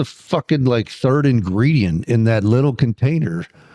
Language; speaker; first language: English; native; English